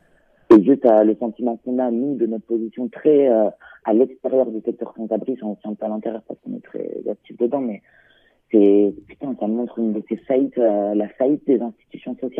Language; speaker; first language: French; native; French